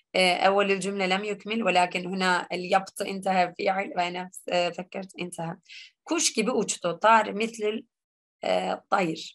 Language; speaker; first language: Arabic; non-native, learner; Turkish